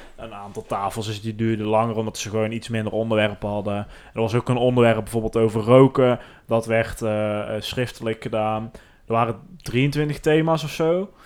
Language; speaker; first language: Dutch; native; Dutch